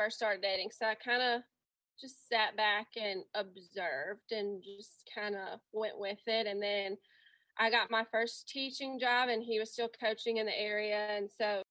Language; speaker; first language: English; native; English